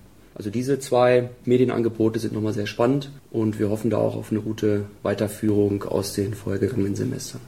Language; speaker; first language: German; native; German